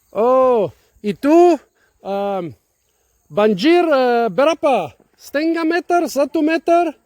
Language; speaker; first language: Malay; non-native, learner; German